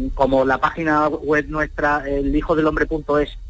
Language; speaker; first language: Spanish; native; Spanish